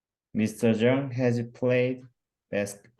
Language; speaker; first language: English; non-native, learner; Korean